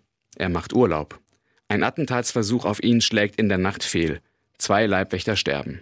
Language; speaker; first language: German; native; German